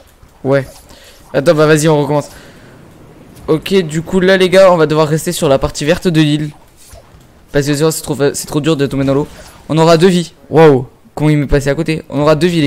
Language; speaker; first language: French; native; French